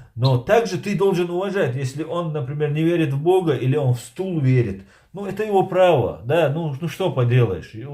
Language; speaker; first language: Russian; non-native, local second language; Chechen